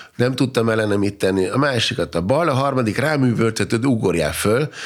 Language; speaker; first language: Hungarian; non-native, fluent; German